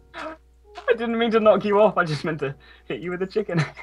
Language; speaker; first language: English; native; English